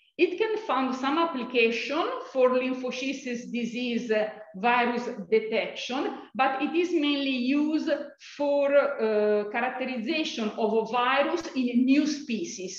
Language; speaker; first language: English; non-native, fluent; Italian